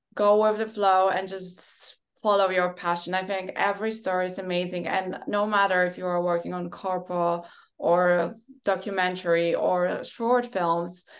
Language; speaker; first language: English; non-native, fluent; Polish